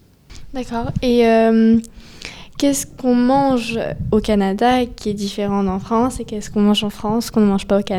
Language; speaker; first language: French; native; French